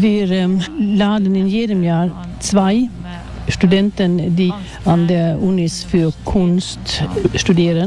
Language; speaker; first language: German; non-native, fluent; Swedish